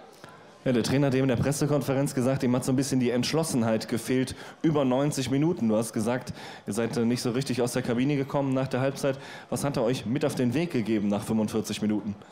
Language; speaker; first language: German; native; German